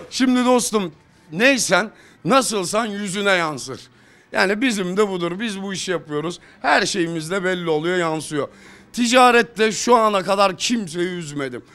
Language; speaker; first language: Turkish; native; Turkish